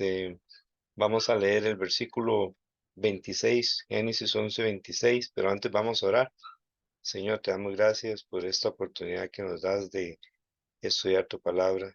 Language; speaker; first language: Spanish; native; Spanish